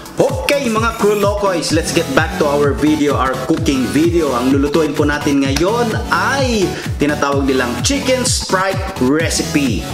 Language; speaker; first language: Filipino; non-native, local second language; Iloko